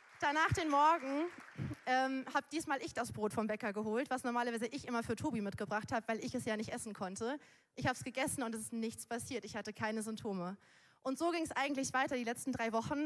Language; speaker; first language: German; native; German